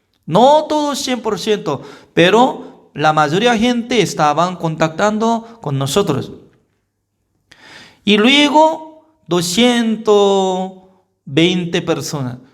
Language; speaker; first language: Spanish; non-native, fluent; Korean